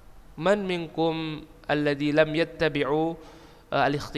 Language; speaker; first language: Arabic; non-native, fluent; Indonesian